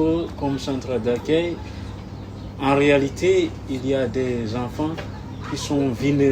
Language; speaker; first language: French; non-native, local second language; Malagasy